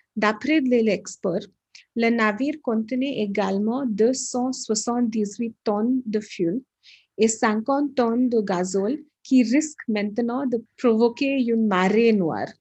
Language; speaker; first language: French; non-native, learner; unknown